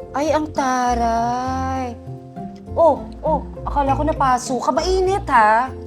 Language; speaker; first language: Filipino; non-native, local second language; Pampanga